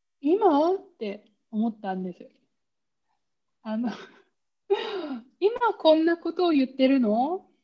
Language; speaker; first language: Japanese; non-native, learner; German